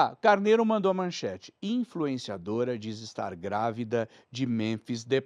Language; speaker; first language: Portuguese; native; Portuguese